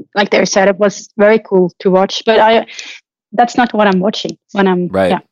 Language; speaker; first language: English; non-native, fluent; Norwegian